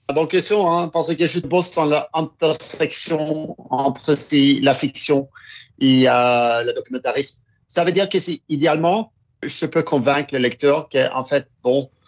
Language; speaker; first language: French; non-native, fluent; Norwegian